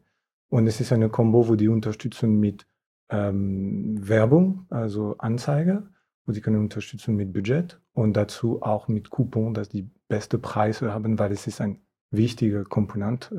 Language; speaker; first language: German; non-native, fluent; French